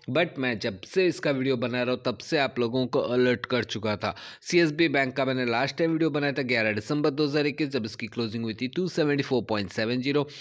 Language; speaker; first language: Hindi; native; Hindi